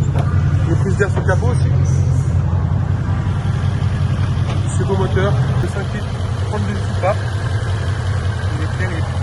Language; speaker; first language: French; native; French